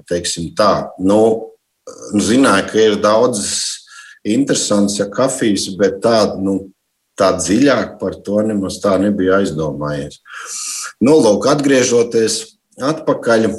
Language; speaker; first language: Latvian; native; Latvian